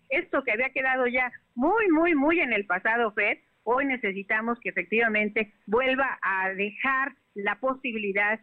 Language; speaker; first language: Spanish; native; Spanish